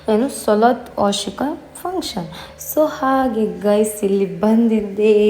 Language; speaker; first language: Kannada; native; Kannada